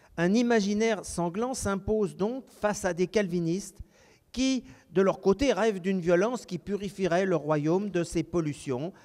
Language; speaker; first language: French; native; French